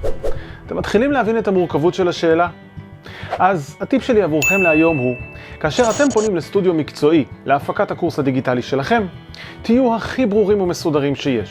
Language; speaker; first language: Hebrew; native; Hebrew